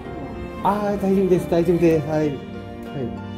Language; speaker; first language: Japanese; non-native, learner; Korean